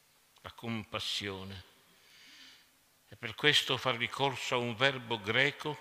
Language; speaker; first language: Italian; native; Italian